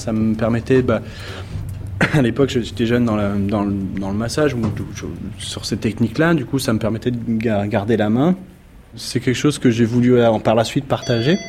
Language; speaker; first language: French; native; French